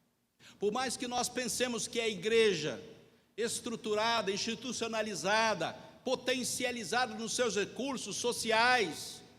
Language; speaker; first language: Portuguese; native; Portuguese